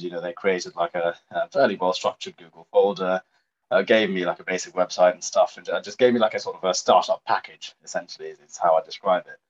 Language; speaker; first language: English; native; English